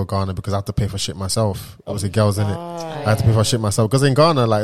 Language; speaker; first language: English; non-native, local second language; Yoruba